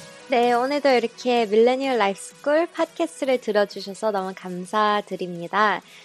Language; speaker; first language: Korean; early bilingual, heritage; Korean